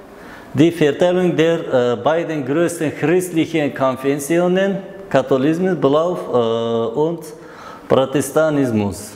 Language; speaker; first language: German; non-native, learner; Uzbek